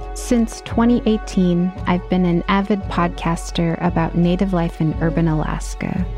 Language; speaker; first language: English; native; English